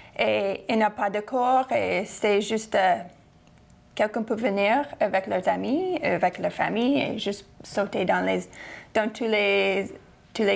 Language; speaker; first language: French; non-native, fluent; English